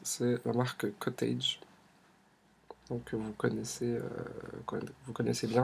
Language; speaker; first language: French; native; French